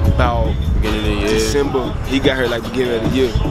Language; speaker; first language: English; native; English